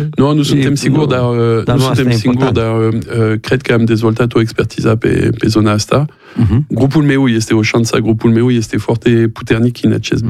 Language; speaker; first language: Romanian; non-native, learner; French